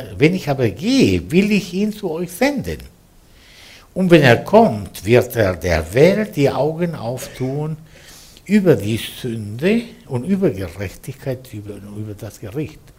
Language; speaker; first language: German; non-native, fluent; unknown